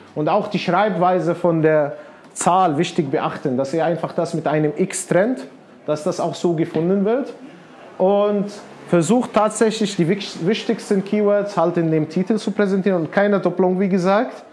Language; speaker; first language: German; non-native, fluent; Arabic